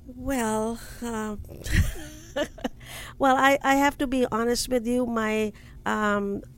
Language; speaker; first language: English; non-native, local second language; Hindi